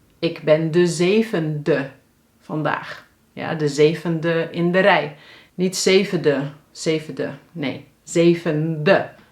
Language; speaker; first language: Dutch; native; Dutch